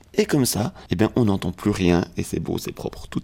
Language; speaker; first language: French; native; French